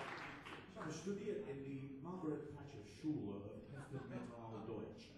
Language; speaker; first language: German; non-native, learner; English